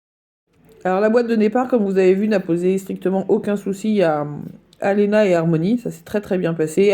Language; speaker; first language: French; native; French